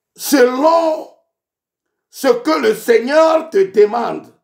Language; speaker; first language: French; non-native, local second language; Ewe